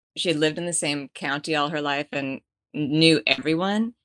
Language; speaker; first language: English; native; English